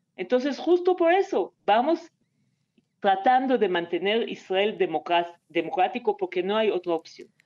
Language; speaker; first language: Spanish; non-native, fluent; Hebrew